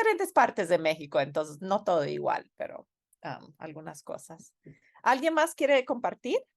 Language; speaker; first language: Spanish; non-native, fluent; English